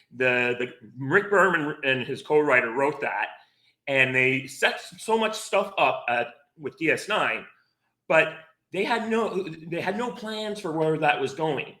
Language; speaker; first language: English; native; English